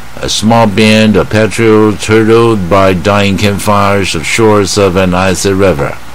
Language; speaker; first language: English; non-native, fluent; Chinese